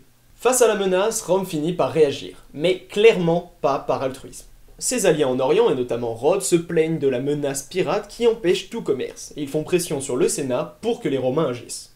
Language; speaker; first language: French; native; French